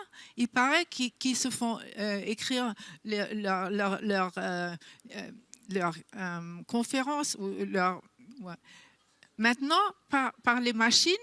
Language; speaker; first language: French; non-native, fluent; German